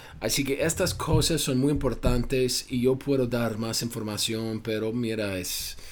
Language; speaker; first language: Spanish; non-native, fluent; English